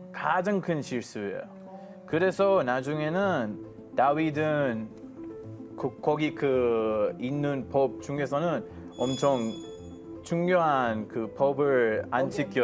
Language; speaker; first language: Korean; non-native, fluent; Hebrew